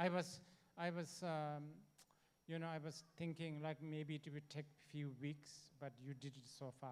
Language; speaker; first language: English; non-native, learner; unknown